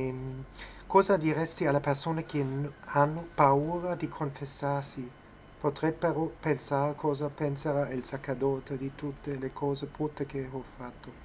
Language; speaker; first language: Italian; non-native, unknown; Spanish